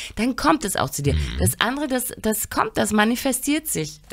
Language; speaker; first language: German; native; German